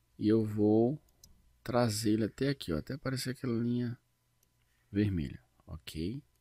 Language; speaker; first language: Portuguese; native; Portuguese